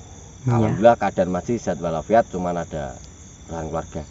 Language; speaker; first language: Indonesian; native; Indonesian